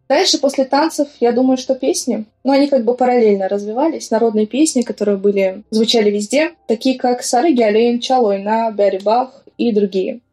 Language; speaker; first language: Russian; non-native, local second language; Azerbaijani